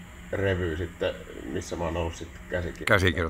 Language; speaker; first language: Finnish; native; Finnish